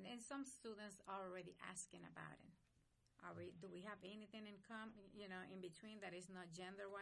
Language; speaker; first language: English; non-native, fluent; Spanish